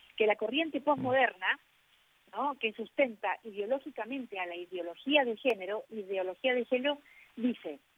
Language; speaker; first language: Spanish; native; Spanish